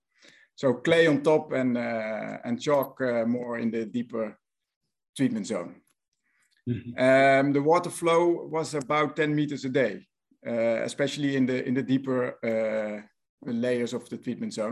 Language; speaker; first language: English; non-native, fluent; Dutch